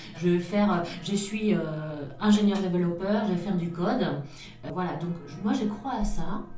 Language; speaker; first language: French; non-native, fluent; Spanish